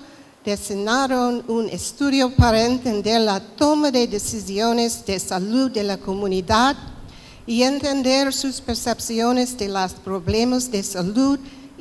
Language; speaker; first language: Spanish; non-native, fluent; English